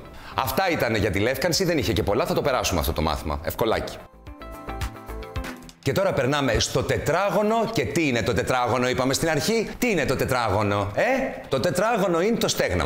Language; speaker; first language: Greek; native; Greek